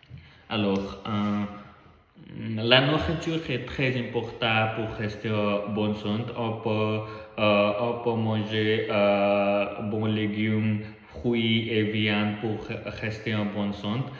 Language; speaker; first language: French; non-native, learner; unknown